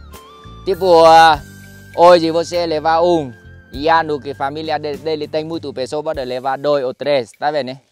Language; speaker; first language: Portuguese; non-native, learner; Vietnamese